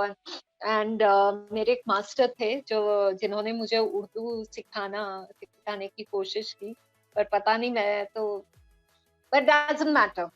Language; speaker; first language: Hindi; non-native, local second language; Bangla